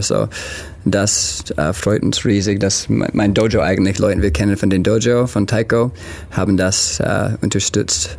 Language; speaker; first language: German; non-native, learner; English